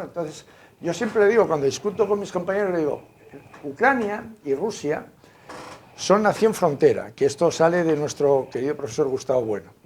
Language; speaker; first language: Spanish; native; Spanish